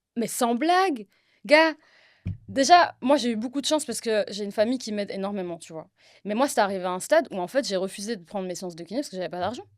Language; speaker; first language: French; early bilingual, other home language; Arabic